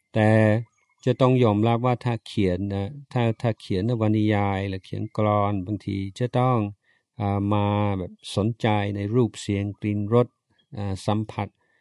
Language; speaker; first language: Thai; non-native, fluent; English